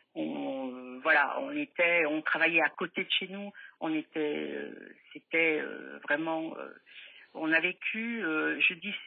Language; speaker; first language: French; native; French